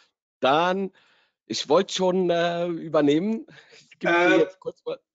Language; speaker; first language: German; native; German